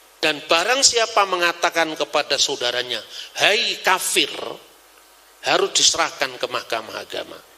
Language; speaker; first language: Indonesian; non-native, local second language; Javanese